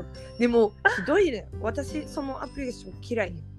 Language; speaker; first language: Japanese; non-native, learner; French